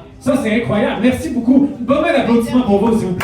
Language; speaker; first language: French; native; French